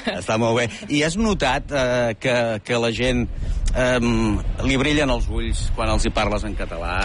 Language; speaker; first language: Catalan; native; Catalan